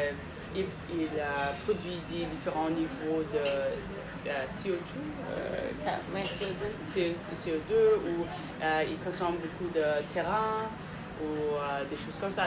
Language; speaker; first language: French; non-native, fluent; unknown